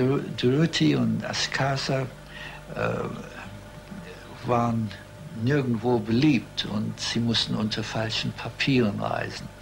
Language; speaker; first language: German; early bilingual, heritage; German